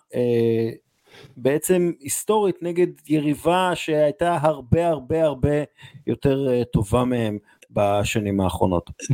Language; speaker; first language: Hebrew; native; Hebrew